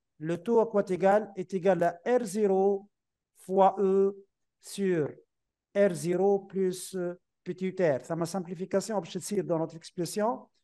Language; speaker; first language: French; non-native, local second language; Arabic